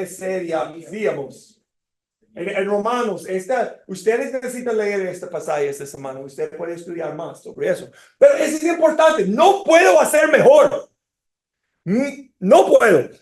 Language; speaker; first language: Spanish; non-native, fluent; English